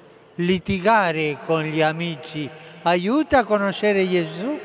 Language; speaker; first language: Italian; non-native, fluent; Spanish